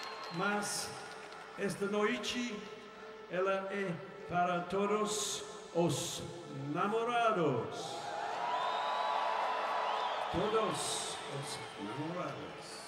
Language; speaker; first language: Portuguese; non-native, learner; English